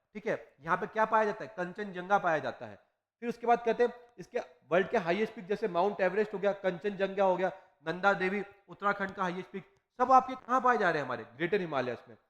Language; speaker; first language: Hindi; native; Hindi